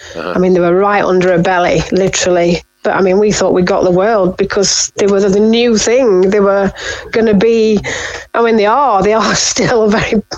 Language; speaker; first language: English; native; English